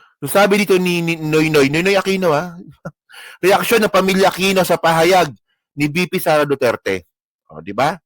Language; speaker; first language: Filipino; non-native, local second language; Hiligaynon